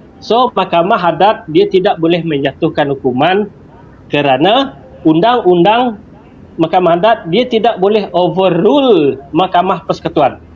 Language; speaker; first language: Malay; non-native, local second language; Iban